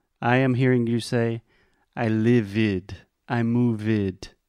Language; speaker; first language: English; non-native, fluent; Portuguese